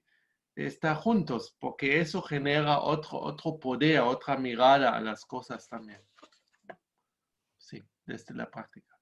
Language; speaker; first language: Spanish; non-native, fluent; German